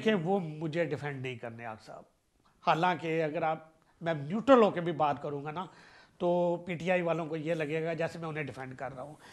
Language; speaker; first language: Urdu; non-native, local second language; Punjabi